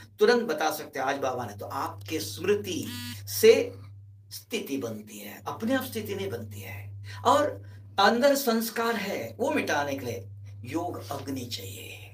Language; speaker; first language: Hindi; native; Hindi